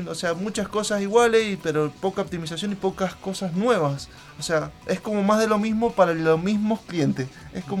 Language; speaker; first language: Spanish; native; Spanish